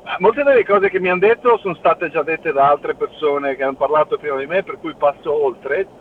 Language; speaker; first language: Italian; native; Italian